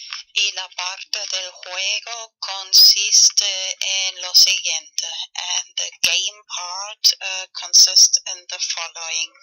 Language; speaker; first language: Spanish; non-native, fluent; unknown